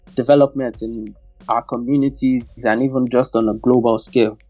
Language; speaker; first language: English; non-native, local second language; Yoruba